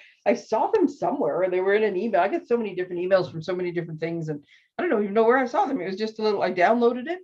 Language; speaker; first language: English; native; English